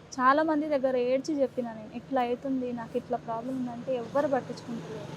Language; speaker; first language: Telugu; native; Telugu